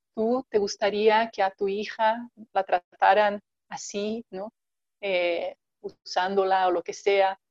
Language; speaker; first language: Spanish; non-native, fluent; Portuguese